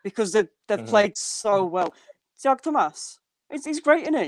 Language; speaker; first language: English; native; English